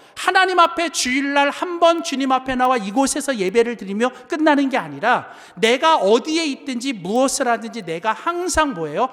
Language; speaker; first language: Korean; native; Korean